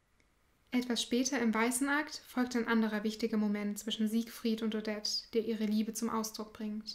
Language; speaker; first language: German; native; German